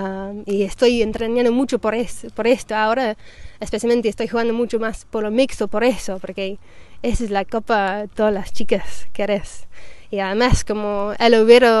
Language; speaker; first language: Spanish; non-native, fluent; English